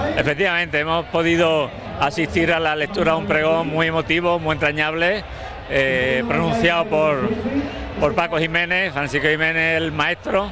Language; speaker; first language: Spanish; native; Spanish